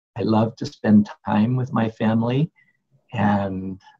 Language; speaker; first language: English; native; English